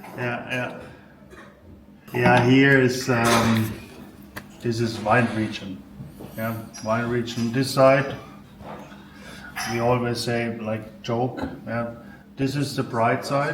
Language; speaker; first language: English; non-native, fluent; German